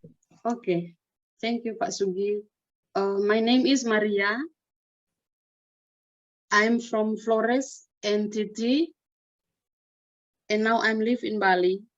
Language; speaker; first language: English; non-native, learner; Indonesian